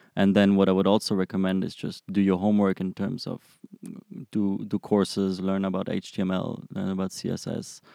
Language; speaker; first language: English; non-native, fluent; German